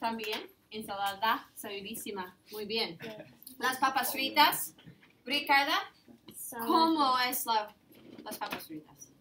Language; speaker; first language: Spanish; non-native, fluent; English